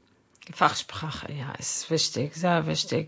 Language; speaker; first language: German; non-native, learner; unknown